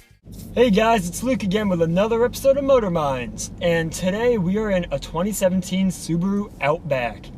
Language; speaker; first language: English; native; English